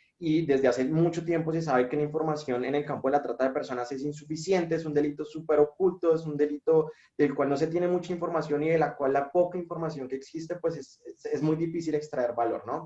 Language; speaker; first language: Spanish; native; Spanish